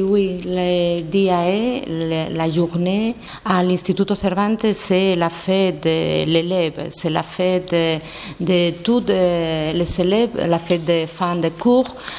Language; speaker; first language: French; non-native, learner; Spanish